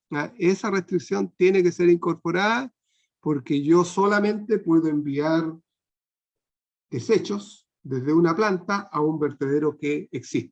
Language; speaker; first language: Spanish; non-native, fluent; Portuguese